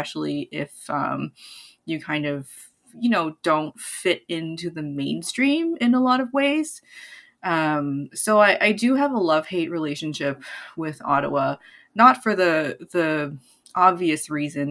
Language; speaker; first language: English; non-native, local second language; Cantonese